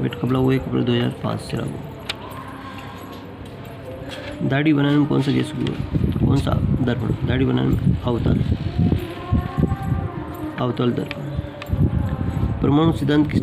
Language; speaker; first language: Hindi; native; Hindi